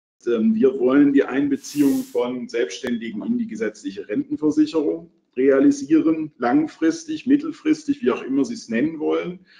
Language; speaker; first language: German; native; German